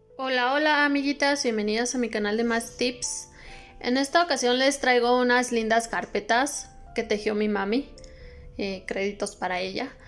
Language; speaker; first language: Spanish; native; Spanish